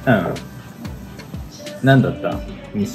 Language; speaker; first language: Japanese; native; Japanese